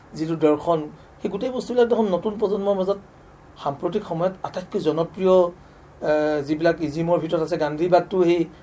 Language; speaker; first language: Assamese; native; Assamese